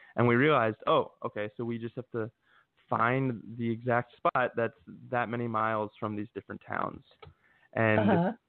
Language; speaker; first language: English; native; English